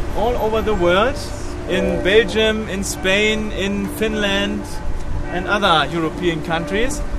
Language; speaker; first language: English; non-native, fluent; German